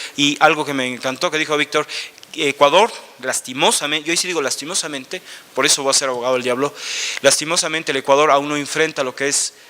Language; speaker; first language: Spanish; native; Spanish